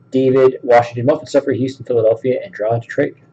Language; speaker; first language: English; native; English